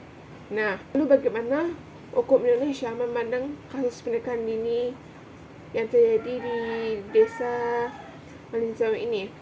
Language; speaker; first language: Indonesian; native; Indonesian